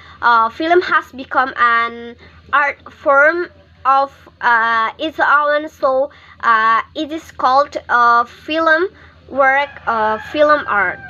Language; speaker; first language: English; non-native, learner; Indonesian